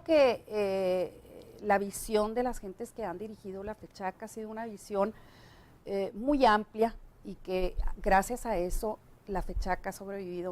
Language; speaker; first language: Spanish; native; Spanish